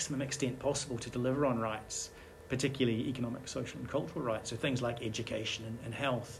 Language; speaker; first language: English; native; English